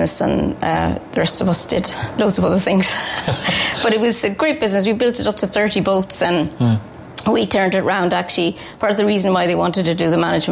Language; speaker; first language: English; native; English